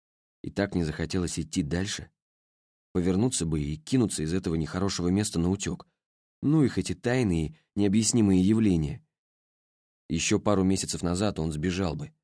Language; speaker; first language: Russian; native; Russian